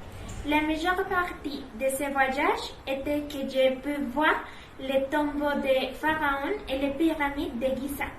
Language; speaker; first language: French; non-native, learner; Spanish